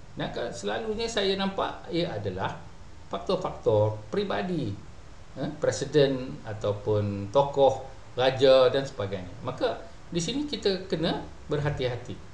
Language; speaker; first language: Malay; native; Malay